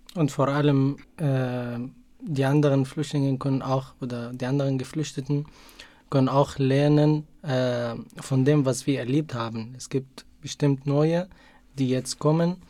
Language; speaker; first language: German; non-native, fluent; Arabic